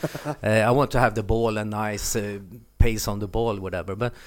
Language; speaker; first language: English; non-native, fluent; Swedish